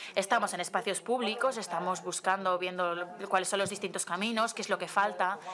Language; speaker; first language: Spanish; non-native, fluent; Slovenian